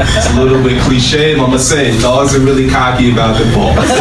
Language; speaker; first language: English; native; English